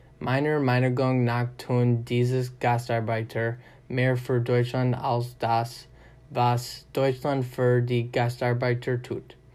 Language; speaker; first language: German; non-native, learner; English